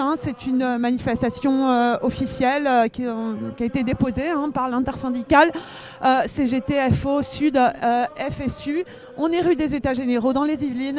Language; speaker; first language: French; native; French